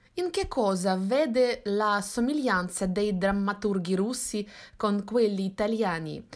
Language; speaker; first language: Italian; non-native, fluent; Russian